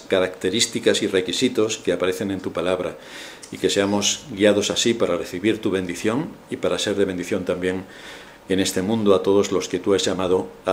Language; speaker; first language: Spanish; native; Spanish